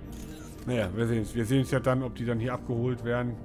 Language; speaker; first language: German; native; German